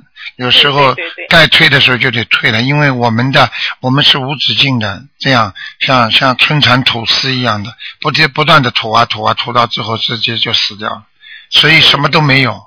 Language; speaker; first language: Chinese; native; Chinese